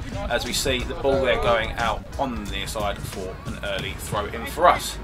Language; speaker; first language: English; native; English